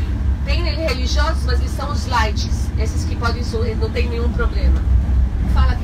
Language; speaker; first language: Portuguese; non-native, fluent; Hebrew